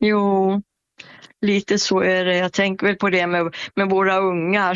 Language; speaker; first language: Swedish; native; Swedish